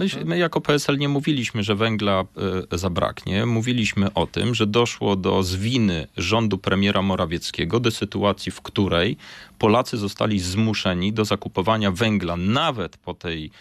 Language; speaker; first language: Polish; native; Polish